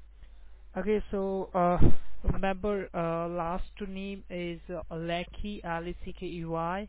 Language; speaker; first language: English; non-native, local second language; Gujarati